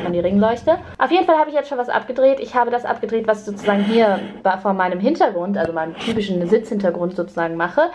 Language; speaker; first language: German; native; German